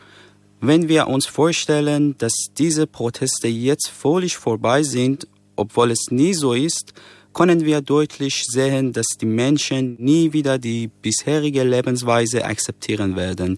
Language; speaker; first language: German; non-native, fluent; Persian